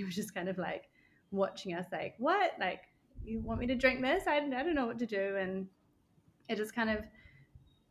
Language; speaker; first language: English; native; English